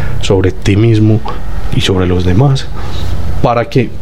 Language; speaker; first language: Spanish; native; Spanish